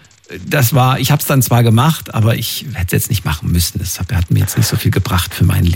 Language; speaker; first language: German; native; German